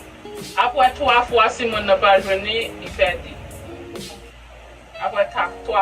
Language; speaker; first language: French; non-native, learner; Haitian Creole